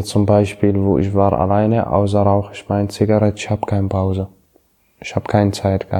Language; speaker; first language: German; non-native, learner; Arabic